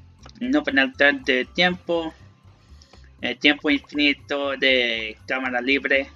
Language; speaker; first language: Spanish; non-native, learner; English